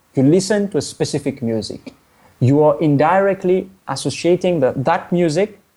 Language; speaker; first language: English; non-native, fluent; Morisyen